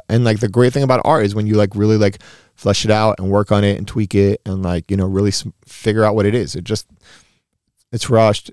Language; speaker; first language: English; early bilingual, other home language; Spanish